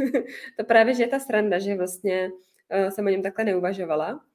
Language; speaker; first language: Czech; native; Czech